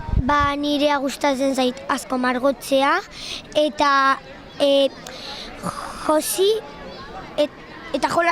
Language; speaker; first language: Basque; non-native, local second language; Spanish